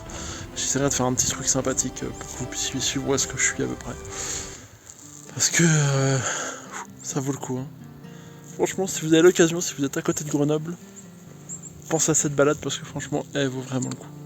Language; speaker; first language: French; native; French